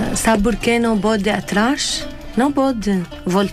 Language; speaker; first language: Portuguese; non-native, learner; Arabic